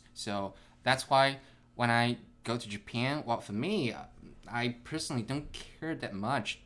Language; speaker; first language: English; non-native, fluent; Chinese